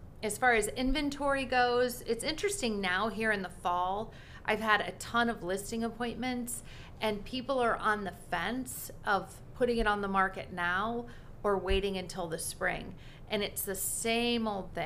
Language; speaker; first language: English; native; English